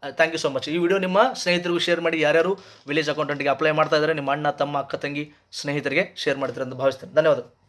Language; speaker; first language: Kannada; native; Kannada